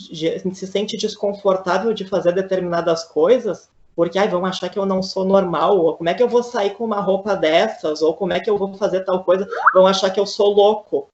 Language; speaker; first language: Portuguese; native; Portuguese